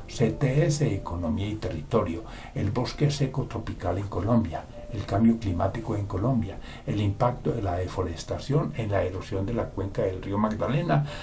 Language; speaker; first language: Spanish; native; Spanish